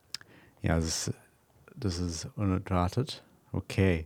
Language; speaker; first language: German; non-native, learner; English